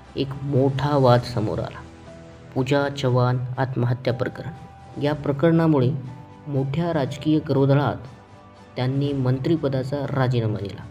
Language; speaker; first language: Marathi; non-native, local second language; Lambadi